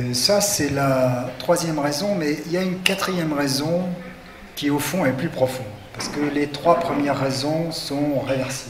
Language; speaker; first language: French; native; French